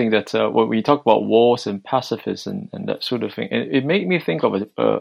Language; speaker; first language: English; non-native, local second language; Cantonese